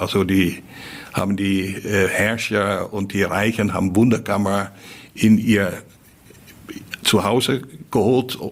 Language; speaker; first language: German; non-native, fluent; Dutch